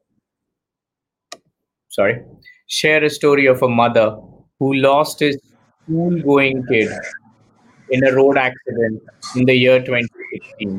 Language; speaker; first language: English; non-native, local second language; Hindi